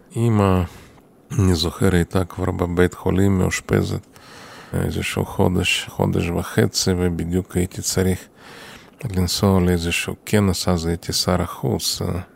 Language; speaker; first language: Hebrew; non-native, fluent; Yiddish